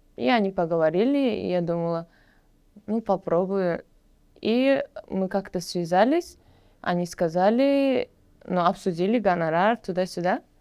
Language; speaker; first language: Russian; non-native, local second language; Uzbek